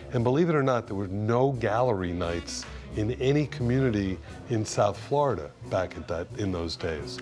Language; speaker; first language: English; native; English